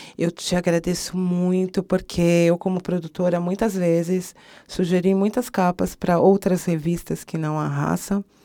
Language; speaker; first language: Portuguese; native; Portuguese